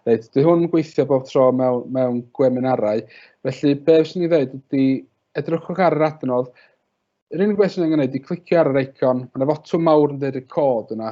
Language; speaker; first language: Welsh; native; Welsh